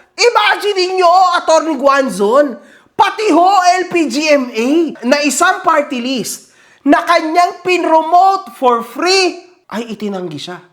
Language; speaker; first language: Filipino; native; Filipino